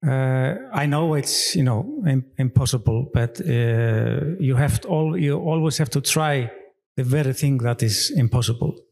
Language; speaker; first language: English; non-native, fluent; Icelandic